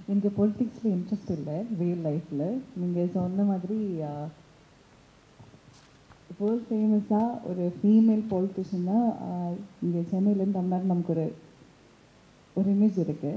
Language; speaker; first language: Tamil; early bilingual, heritage; Tamil